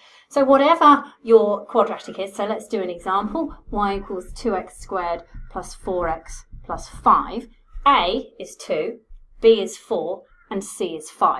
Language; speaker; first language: English; native; English